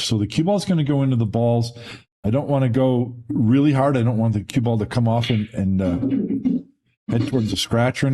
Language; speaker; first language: English; native; English